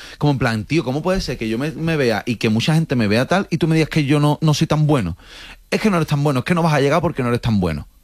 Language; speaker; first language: Spanish; native; Spanish